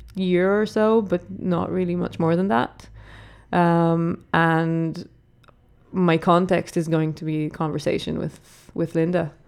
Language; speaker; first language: English; non-native, fluent; Hebrew